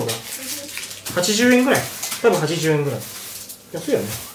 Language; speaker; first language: Japanese; native; Japanese